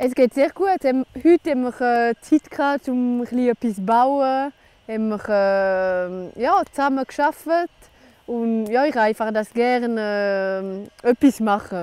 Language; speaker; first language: German; non-native, local second language; French